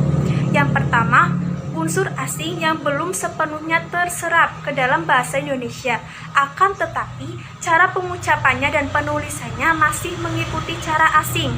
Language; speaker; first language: Indonesian; native; Indonesian